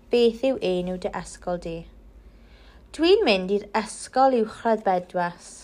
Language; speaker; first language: Welsh; non-native, local second language; English